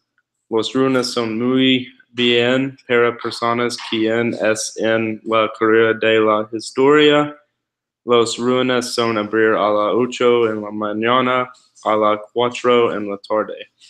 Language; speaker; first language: Spanish; non-native, learner; English